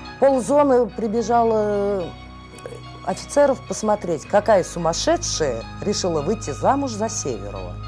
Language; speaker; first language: Russian; native; Russian